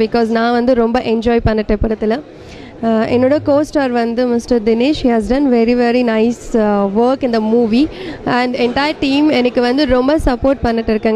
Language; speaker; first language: Tamil; non-native, local second language; Kannada